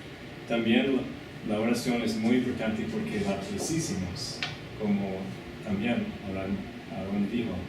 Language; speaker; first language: Spanish; non-native, fluent; English